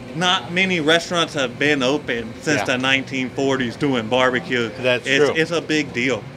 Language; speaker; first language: English; native; English